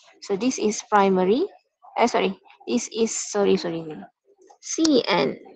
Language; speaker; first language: English; non-native, local second language; Malay